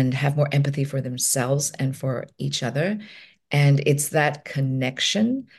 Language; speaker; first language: English; non-native, local second language; Cantonese